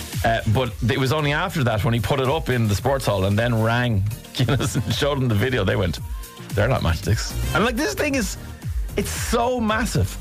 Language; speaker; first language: English; native; English